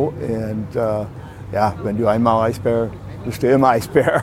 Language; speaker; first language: German; non-native, fluent; English